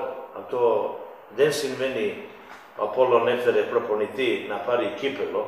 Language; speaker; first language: Greek; non-native, fluent; Serbian